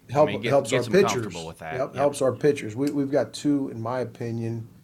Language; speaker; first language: English; native; English